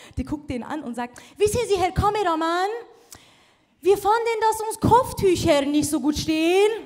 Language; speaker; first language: German; early bilingual, other home language; Persian